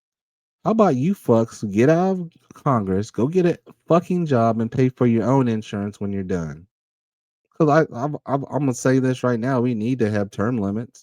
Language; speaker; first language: English; native; English